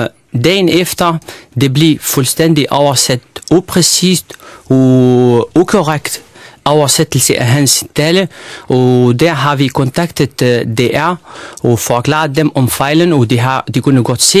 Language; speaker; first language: Danish; non-native, fluent; Arabic